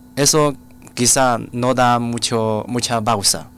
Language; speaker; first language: Spanish; non-native, fluent; Chinese